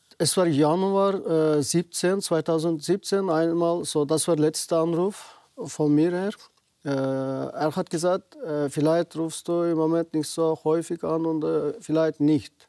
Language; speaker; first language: German; non-native, fluent; Uyghur